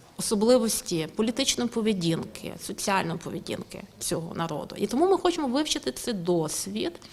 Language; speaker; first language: Ukrainian; native; Ukrainian